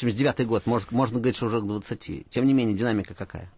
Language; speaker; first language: Russian; native; Russian